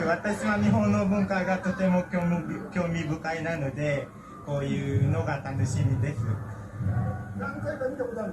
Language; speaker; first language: Japanese; non-native, fluent; Indonesian